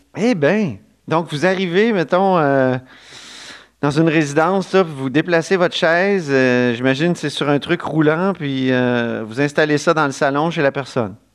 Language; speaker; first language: French; native; French